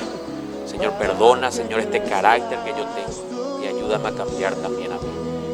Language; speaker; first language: Spanish; native; Spanish